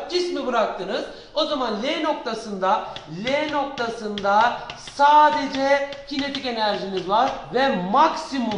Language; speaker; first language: Turkish; native; Turkish